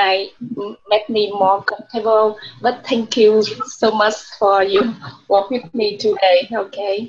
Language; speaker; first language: English; non-native, learner; Vietnamese